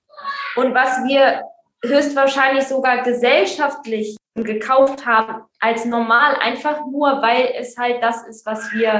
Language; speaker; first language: German; native; German